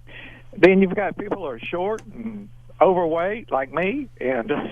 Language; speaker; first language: English; native; English